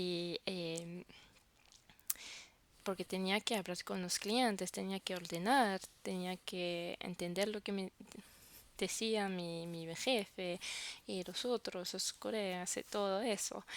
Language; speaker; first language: Spanish; non-native, fluent; French